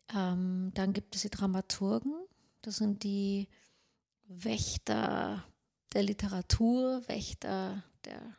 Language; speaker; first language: German; non-native, local second language; Swedish